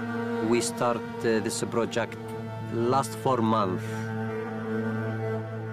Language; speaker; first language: English; non-native, fluent; Arabic